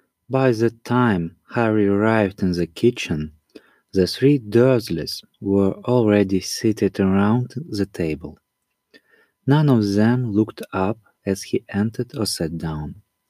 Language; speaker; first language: English; non-native, learner; Russian